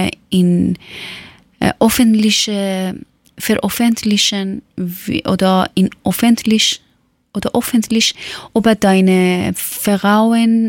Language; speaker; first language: German; non-native, learner; Persian